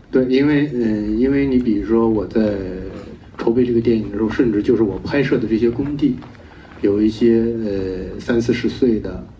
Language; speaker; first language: Chinese; native; Chinese